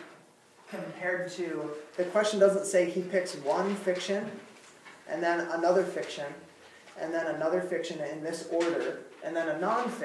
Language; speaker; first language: English; native; English